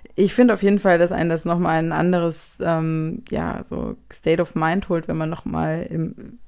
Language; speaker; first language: German; native; German